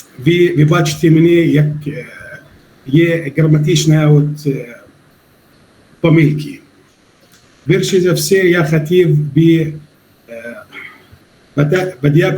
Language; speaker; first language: Ukrainian; non-native, learner; Arabic